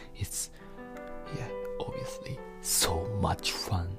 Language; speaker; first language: English; non-native, fluent; Japanese